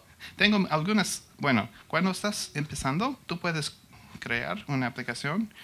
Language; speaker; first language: Spanish; non-native, learner; English